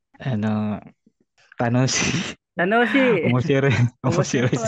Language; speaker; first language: Japanese; non-native, learner; Filipino